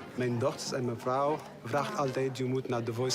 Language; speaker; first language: Dutch; non-native, learner; Arabic